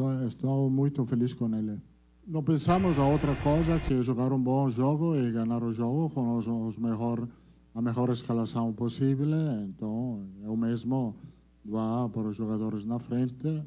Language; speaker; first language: Portuguese; non-native, learner; Italian